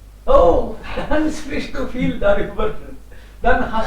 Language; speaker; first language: German; non-native, fluent; Hindi